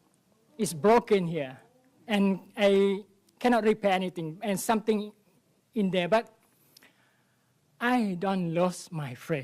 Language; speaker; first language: English; non-native, learner; Thai